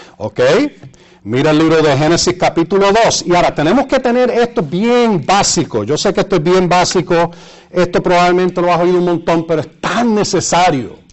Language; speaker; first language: Spanish; early bilingual, heritage; Spanish